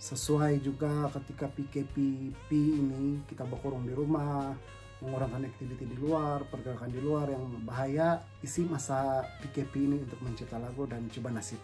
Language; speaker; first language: Malay; non-native, local second language; Central Dusun